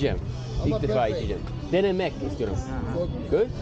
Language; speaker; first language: Turkish; non-native, learner; English